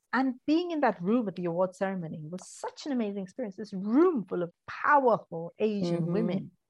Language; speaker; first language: English; non-native, local second language; Malayalam